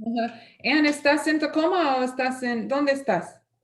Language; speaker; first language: Spanish; non-native, fluent; English